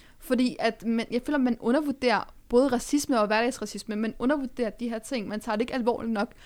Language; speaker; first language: Danish; early bilingual, other home language; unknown